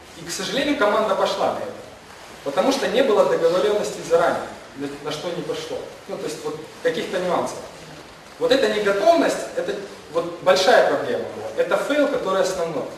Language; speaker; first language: Russian; non-native, local second language; Ukrainian